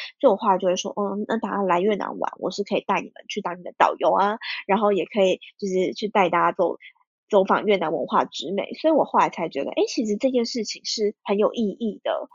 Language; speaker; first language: Chinese; early bilingual, heritage; Chinese